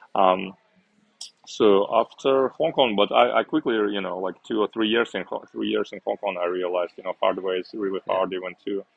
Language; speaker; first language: English; non-native, fluent; Uzbek